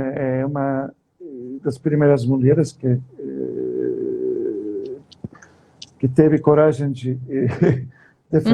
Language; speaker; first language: Portuguese; non-native, fluent; Turkish